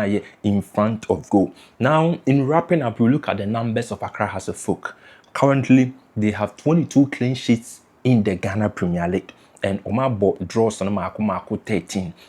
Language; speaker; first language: English; non-native, local second language; Akan